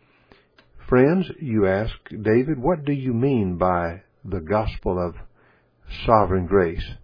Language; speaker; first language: English; native; English